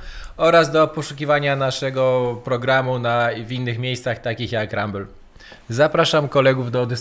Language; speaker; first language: Polish; native; Polish